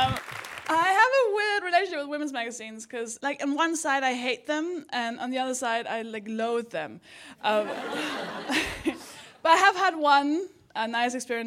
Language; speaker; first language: English; non-native, fluent; Danish